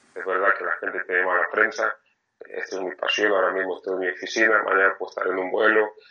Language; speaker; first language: Spanish; non-native, fluent; French